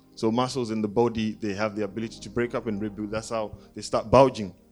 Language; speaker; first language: English; non-native, local second language; Shona